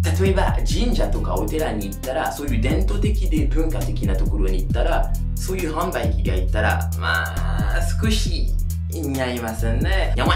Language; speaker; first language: Japanese; non-native, fluent; French